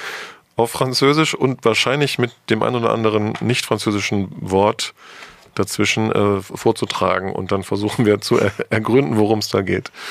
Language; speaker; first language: German; native; German